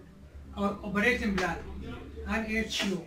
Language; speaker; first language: English; non-native, learner; Arabic